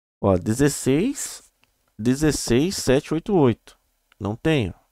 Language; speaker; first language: Portuguese; native; Portuguese